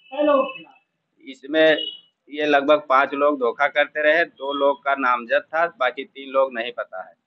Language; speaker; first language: Hindi; native; Hindi